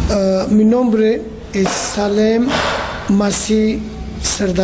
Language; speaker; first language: Spanish; non-native, learner; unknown